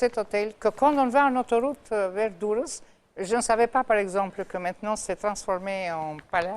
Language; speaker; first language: French; non-native, fluent; Albanian